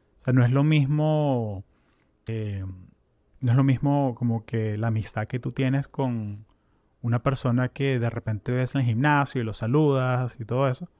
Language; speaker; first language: Spanish; native; Spanish